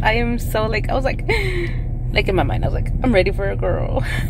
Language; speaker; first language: English; early bilingual, other home language; Spanish